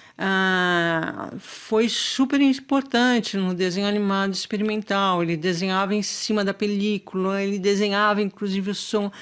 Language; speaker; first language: Portuguese; native; Portuguese